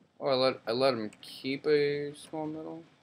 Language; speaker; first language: English; native; English